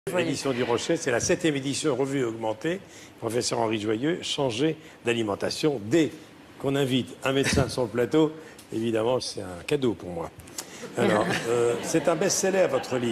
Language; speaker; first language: French; native; French